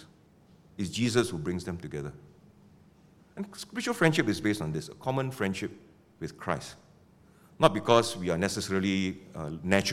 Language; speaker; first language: English; non-native, local second language; Min Nan Chinese